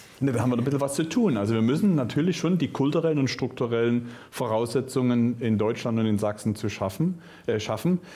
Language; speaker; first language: German; native; German